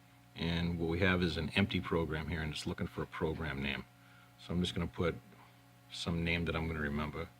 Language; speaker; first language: English; native; English